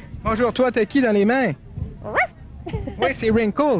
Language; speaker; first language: French; native; French